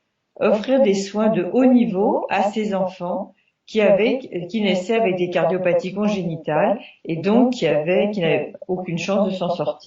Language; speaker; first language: French; native; French